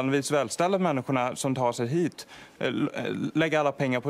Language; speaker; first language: Swedish; native; Swedish